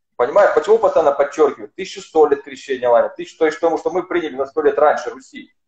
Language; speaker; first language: Russian; non-native, local second language; Ossetic